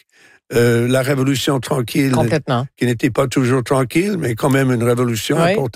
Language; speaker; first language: French; non-native, local second language; English